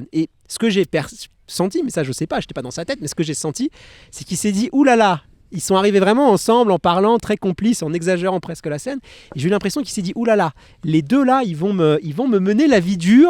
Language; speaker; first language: French; native; French